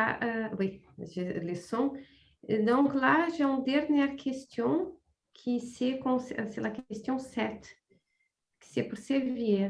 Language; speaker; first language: French; non-native, fluent; Portuguese